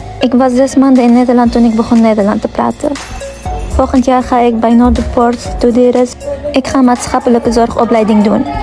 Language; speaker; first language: Dutch; non-native, learner; Kurdish